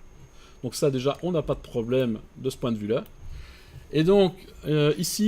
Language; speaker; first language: French; native; French